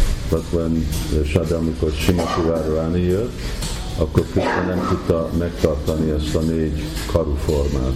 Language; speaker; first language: Hungarian; native; Hungarian